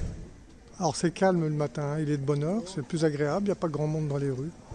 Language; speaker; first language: French; native; French